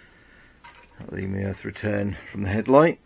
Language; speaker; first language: English; native; English